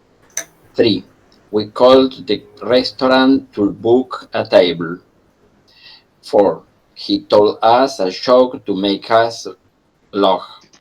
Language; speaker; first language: English; non-native, learner; Spanish